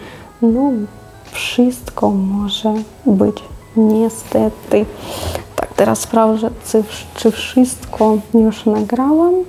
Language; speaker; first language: Polish; non-native, fluent; Russian